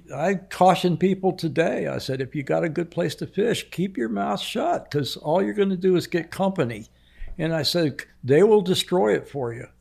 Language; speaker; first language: English; native; English